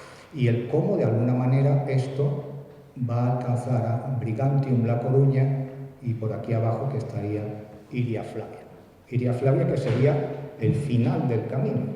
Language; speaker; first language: Spanish; native; Spanish